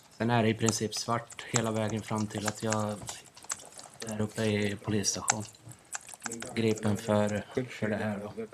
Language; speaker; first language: Swedish; native; Swedish